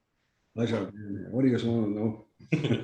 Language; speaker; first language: English; native; English